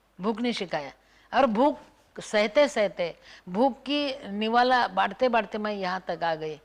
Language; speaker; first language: Hindi; non-native, local second language; Marathi